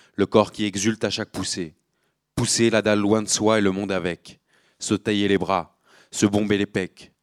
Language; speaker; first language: French; native; French